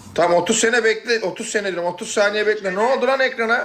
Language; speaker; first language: Turkish; native; Turkish